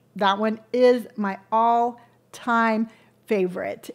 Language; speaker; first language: English; native; English